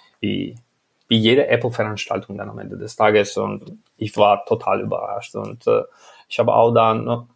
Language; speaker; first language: German; non-native, fluent; Albanian